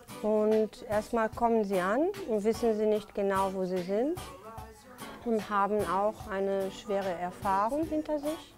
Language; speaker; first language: German; non-native, fluent; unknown